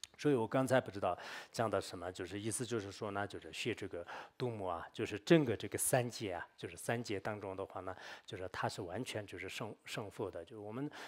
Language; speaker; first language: Chinese; non-native, local second language; Tibetan